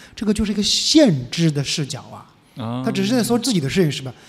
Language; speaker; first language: Chinese; native; Chinese